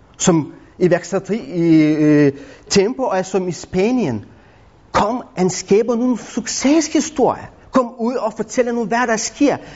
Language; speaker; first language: Danish; non-native, fluent; Lithuanian